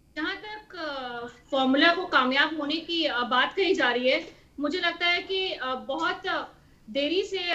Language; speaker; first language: Hindi; native; Hindi